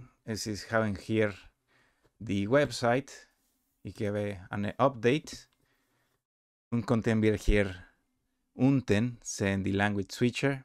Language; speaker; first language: German; non-native, learner; Spanish